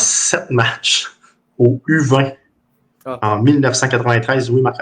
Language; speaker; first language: French; native; French